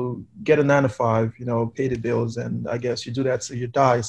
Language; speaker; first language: English; native; English